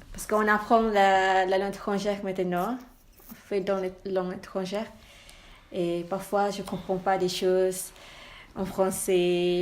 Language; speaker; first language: French; non-native, learner; Malay